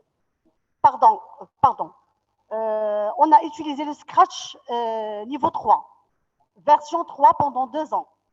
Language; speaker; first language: French; non-native, local second language; Arabic